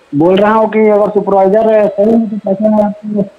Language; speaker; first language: Hindi; native; Hindi